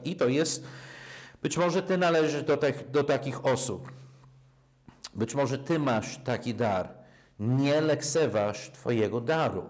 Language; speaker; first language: Polish; non-native, fluent; English